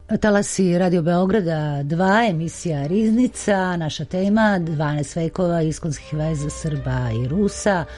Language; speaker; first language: Serbian; native; Serbian